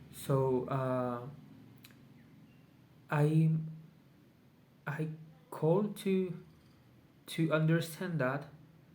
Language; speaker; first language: English; non-native, learner; Spanish